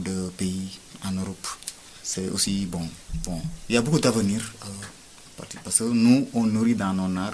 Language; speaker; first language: French; non-native, local second language; Wolof